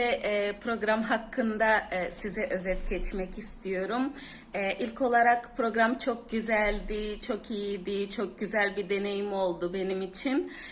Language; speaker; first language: Turkish; non-native, fluent; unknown